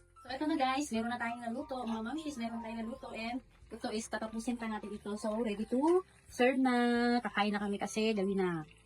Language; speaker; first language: Filipino; non-native, local second language; Cebuano